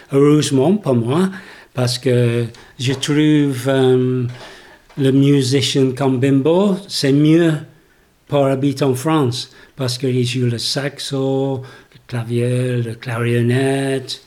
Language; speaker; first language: French; non-native, learner; English